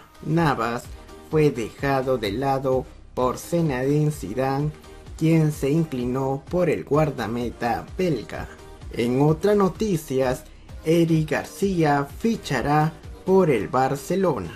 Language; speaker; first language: Spanish; native; Spanish